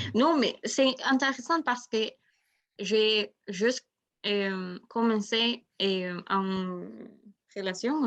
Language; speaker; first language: French; non-native, learner; Spanish